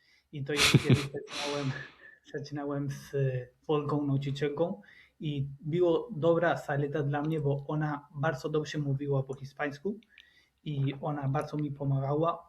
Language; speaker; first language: Polish; non-native, learner; Spanish